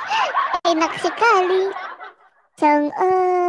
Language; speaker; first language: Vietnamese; non-native, learner; Indonesian